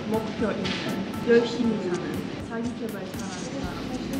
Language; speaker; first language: Korean; non-native, learner; Uzbek